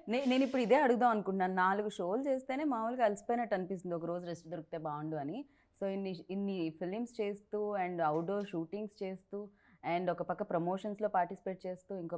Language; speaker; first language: Telugu; native; Telugu